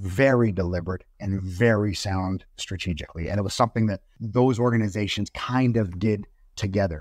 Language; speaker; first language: English; native; English